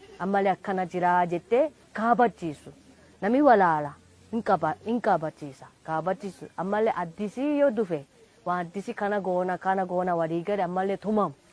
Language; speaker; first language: Oromo; non-native, fluent; Japanese